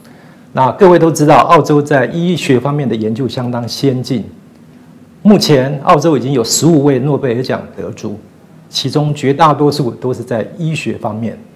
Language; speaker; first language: Chinese; native; Chinese